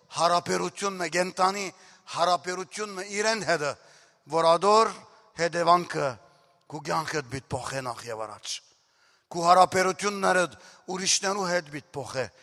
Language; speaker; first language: Armenian; early bilingual, heritage; Armenian